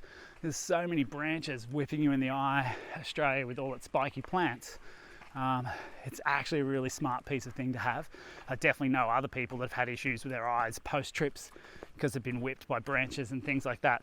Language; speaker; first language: English; native; English